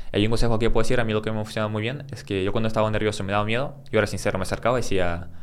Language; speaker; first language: Spanish; early bilingual, other home language; Russian